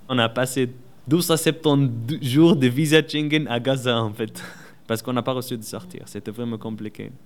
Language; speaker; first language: French; non-native, learner; Arabic